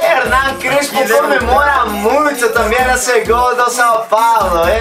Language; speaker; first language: Portuguese; non-native, learner; Spanish